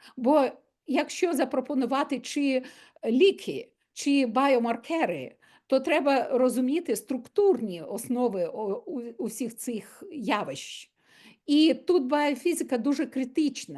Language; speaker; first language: Ukrainian; non-native, local second language; Russian